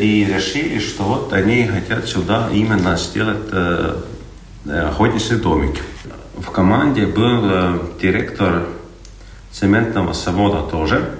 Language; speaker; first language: Russian; non-native, local second language; Estonian